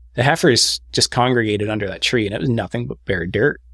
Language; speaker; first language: English; native; English